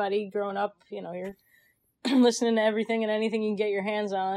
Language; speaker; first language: English; native; English